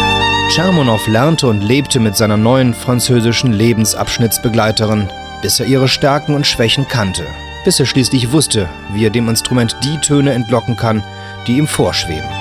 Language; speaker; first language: German; native; German